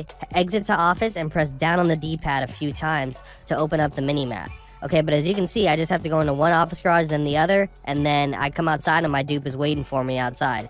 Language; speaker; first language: English; native; English